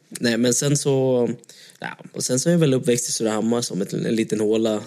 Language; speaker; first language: Swedish; early bilingual, other home language; Vietnamese